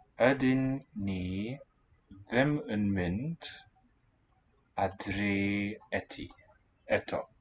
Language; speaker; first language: Welsh; non-native, learner; English